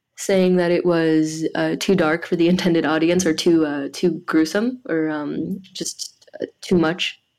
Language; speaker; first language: English; early bilingual, other home language; French